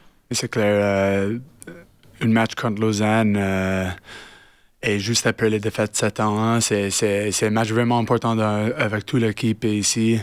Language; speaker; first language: French; non-native, learner; English